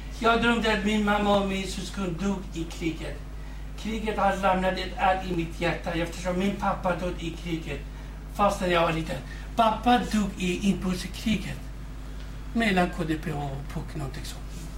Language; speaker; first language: Swedish; non-native, fluent; Kurdish